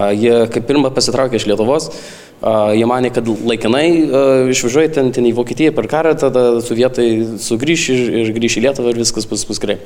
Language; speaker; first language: Lithuanian; early bilingual, heritage; Lithuanian